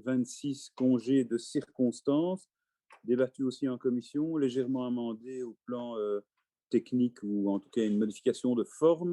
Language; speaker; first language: French; native; French